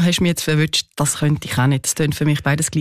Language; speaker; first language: German; native; German